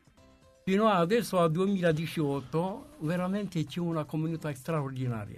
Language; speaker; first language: Italian; non-native, fluent; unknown